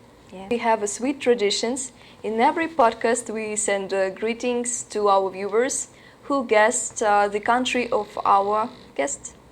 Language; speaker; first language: English; non-native, learner; Russian